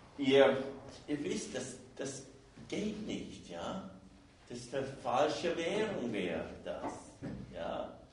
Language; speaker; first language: German; non-native, fluent; English